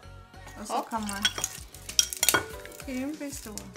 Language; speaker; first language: Danish; non-native, learner; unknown